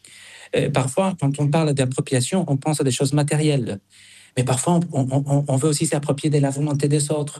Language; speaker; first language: French; non-native, fluent; Spanish